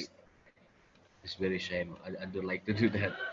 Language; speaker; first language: English; non-native, learner; Indonesian